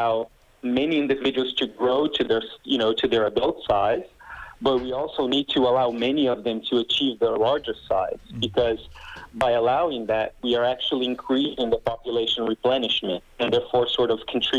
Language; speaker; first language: English; non-native, fluent; Portuguese